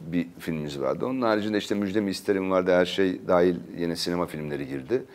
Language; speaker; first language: Turkish; native; Turkish